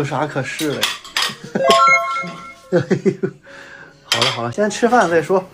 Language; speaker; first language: Chinese; native; Chinese